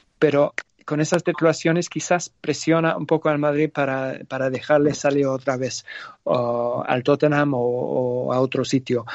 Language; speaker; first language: Spanish; non-native, fluent; English